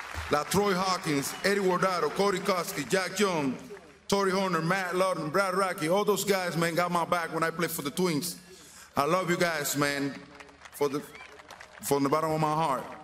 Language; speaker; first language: English; non-native, fluent; Spanish